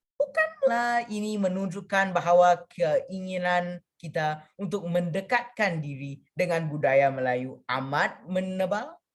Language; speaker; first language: Malay; non-native, local second language; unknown